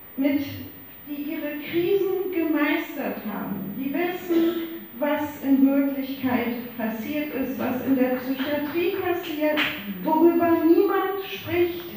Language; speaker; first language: German; native; German